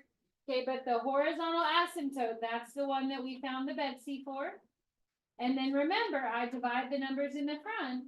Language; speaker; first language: English; native; English